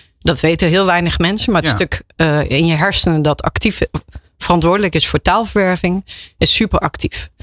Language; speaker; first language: Dutch; native; Dutch